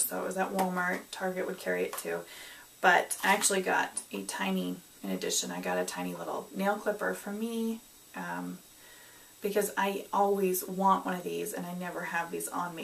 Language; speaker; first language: English; native; English